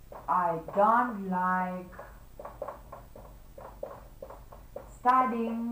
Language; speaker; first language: English; non-native, fluent; Catalan